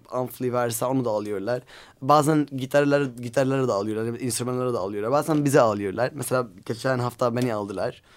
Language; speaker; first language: Turkish; non-native, learner; Arabic